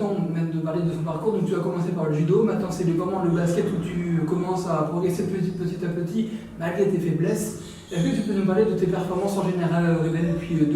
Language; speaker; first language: French; native; French